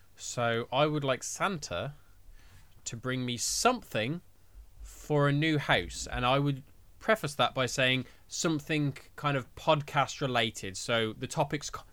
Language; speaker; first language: English; native; English